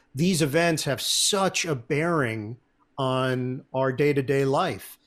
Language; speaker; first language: English; native; English